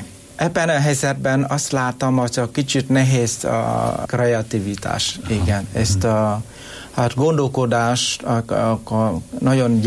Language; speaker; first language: Hungarian; non-native, learner; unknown